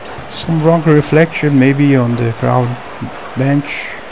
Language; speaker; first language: English; non-native, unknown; Italian